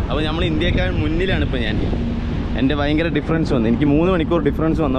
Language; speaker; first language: English; non-native, local second language; Malayalam